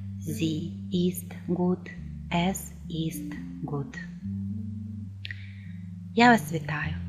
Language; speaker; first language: German; non-native, fluent; Ukrainian